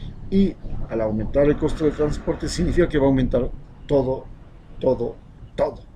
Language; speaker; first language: Spanish; native; Spanish